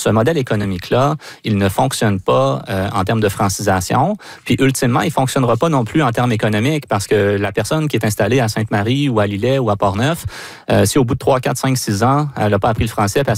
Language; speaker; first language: French; native; French